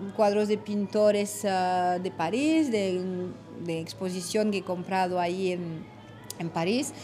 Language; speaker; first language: Spanish; non-native, fluent; French